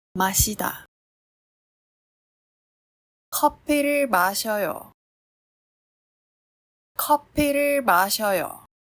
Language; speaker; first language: Korean; non-native, fluent; Chinese